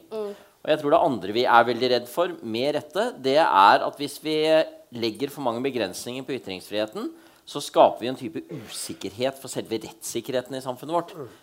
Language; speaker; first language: Norwegian; native; Norwegian